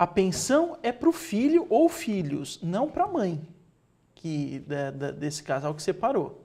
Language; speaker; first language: Portuguese; native; Portuguese